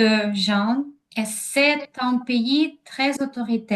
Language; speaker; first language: French; non-native, learner; Ukrainian